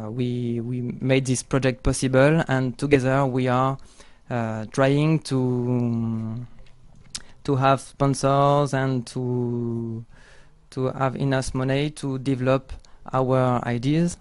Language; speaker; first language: English; non-native, learner; French